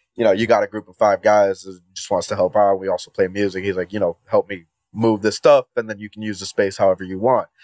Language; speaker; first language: English; non-native, fluent; Spanish